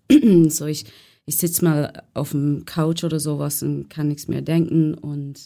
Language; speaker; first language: German; non-native, learner; English